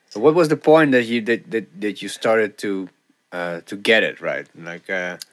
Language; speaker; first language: English; non-native, fluent; Bulgarian